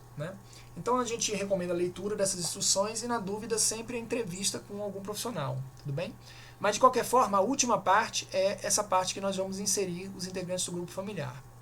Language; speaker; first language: Portuguese; native; Portuguese